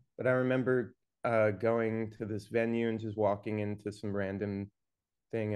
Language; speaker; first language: English; native; English